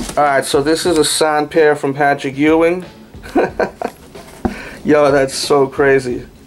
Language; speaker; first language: English; native; English